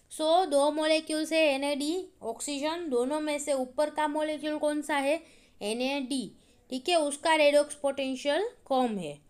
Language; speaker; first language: Hindi; non-native, local second language; Gujarati